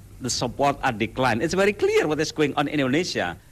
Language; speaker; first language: English; non-native, learner; Indonesian